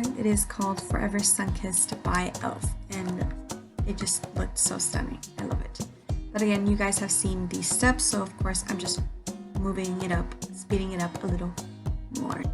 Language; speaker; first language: English; native; English